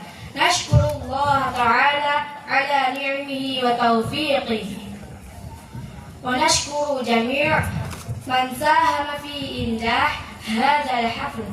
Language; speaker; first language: Arabic; non-native, learner; Indonesian